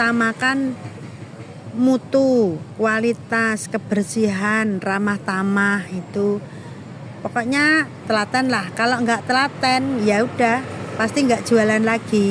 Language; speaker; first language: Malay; non-native, local second language; Javanese